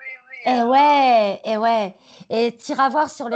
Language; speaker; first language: French; native; French